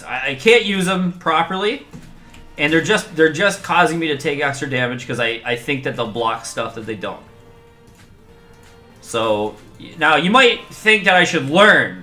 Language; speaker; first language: English; native; English